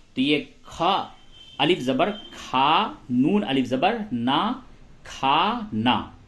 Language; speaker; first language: Hindi; native; Hindi